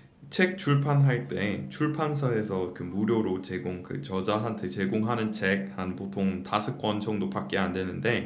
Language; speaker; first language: Korean; non-native, fluent; English